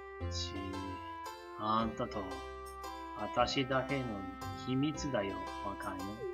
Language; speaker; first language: Japanese; non-native, learner; English